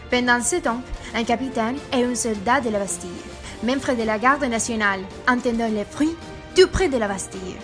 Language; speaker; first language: French; non-native, learner; Spanish